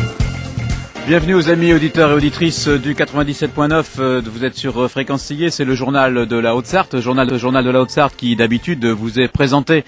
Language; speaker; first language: French; native; French